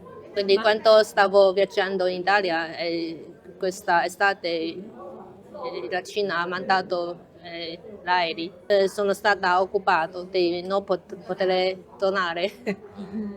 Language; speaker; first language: Italian; non-native, learner; Chinese